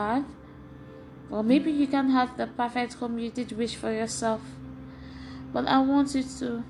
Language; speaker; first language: English; non-native, local second language; Igbo